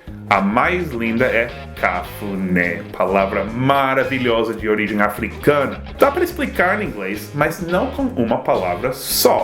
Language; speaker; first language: Portuguese; non-native, fluent; English